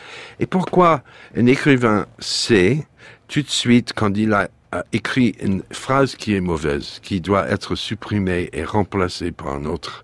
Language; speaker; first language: French; non-native, fluent; English